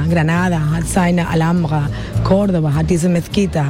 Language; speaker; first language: German; non-native, fluent; Spanish